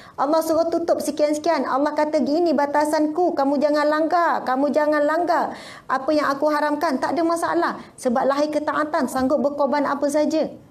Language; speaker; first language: Malay; native; Malay